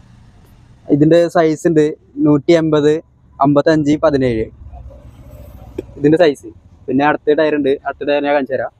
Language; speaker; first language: Malayalam; non-native, local second language; Hindi